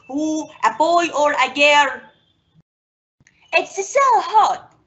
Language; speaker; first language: English; non-native, fluent; Arabic